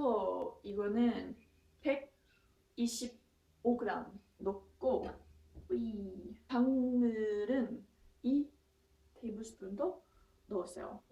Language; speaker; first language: Korean; non-native, learner; English